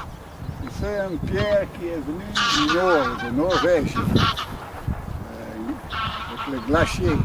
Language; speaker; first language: French; non-native, learner; Dutch